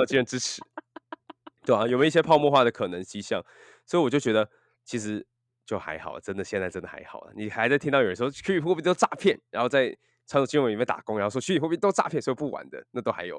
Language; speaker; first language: Chinese; native; Chinese